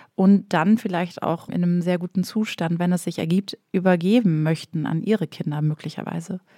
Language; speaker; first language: German; native; German